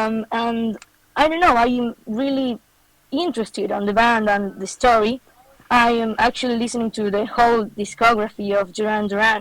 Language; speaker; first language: English; non-native, fluent; Spanish